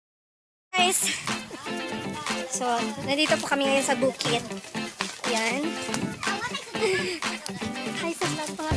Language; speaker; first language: Filipino; non-native, local second language; Cebuano